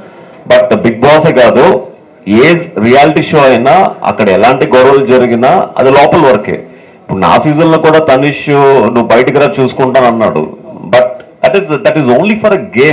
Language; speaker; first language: Telugu; native; Telugu